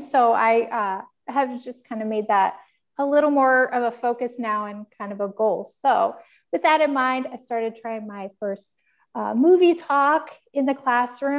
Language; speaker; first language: English; native; English